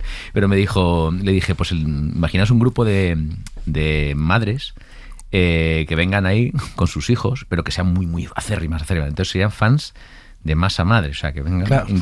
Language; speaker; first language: Spanish; native; Spanish